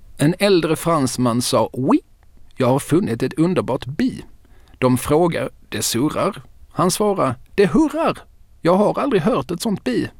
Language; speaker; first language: Swedish; native; Swedish